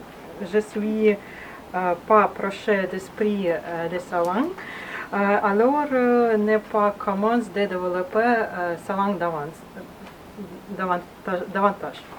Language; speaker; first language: French; non-native, learner; Russian